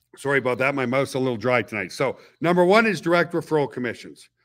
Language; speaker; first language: English; native; English